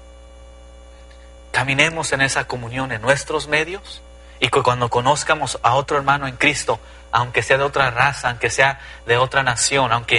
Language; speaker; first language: Spanish; early bilingual, heritage; Spanish